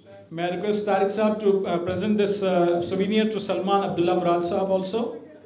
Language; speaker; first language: English; non-native, local second language; Urdu